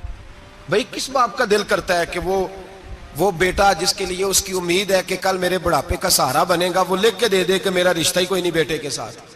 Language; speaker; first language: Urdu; non-native, local second language; Punjabi